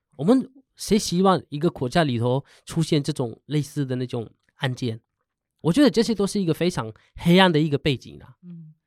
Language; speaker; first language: Chinese; non-native, fluent; Hindi